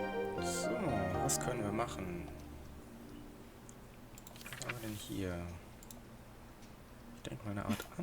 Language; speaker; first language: German; native; German